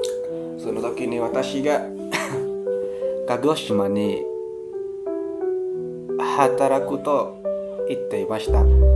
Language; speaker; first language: Japanese; non-native, learner; Indonesian